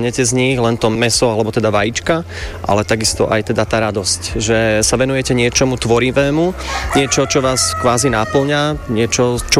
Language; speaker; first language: Slovak; native; Slovak